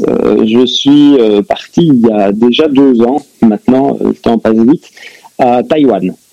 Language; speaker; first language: French; native; French